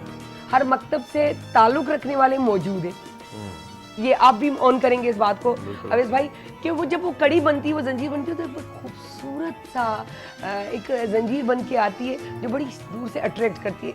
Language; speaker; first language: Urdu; non-native, local second language; Sindhi